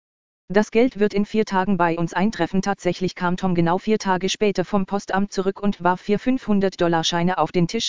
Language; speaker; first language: German; native; German